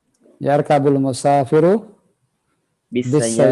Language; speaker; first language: Arabic; non-native, fluent; Indonesian